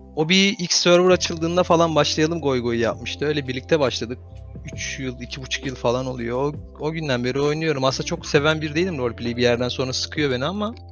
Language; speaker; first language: Turkish; early bilingual, heritage; Turkish